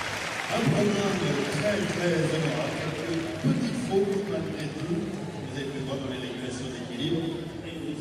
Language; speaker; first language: French; native; French